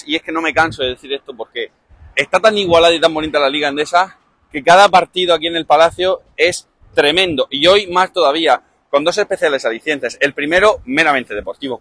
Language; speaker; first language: Spanish; native; Spanish